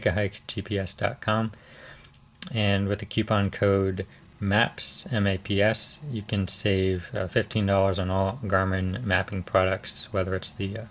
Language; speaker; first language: English; native; English